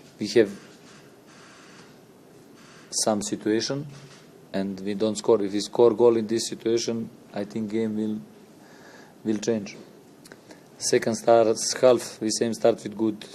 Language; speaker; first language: English; non-native, learner; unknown